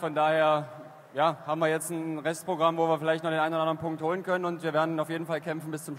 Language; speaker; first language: German; native; German